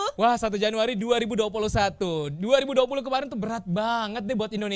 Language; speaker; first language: Indonesian; native; Indonesian